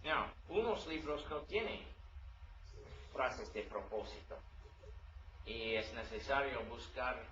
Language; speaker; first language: Spanish; non-native, learner; English